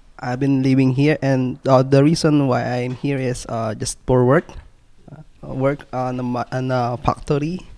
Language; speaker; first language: English; non-native, local second language; Filipino